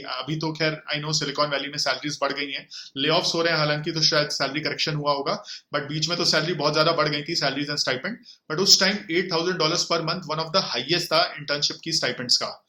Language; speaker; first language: Hindi; native; Hindi